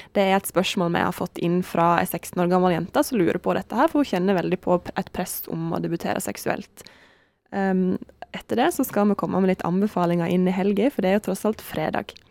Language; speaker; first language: Norwegian; native; Norwegian